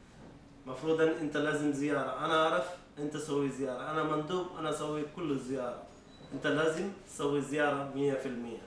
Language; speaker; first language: Arabic; non-native, learner; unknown